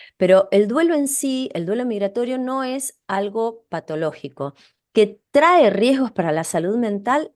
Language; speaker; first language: Spanish; native; Spanish